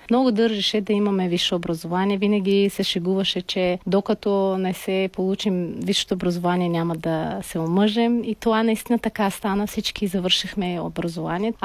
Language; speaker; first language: Bulgarian; non-native, fluent; Tajik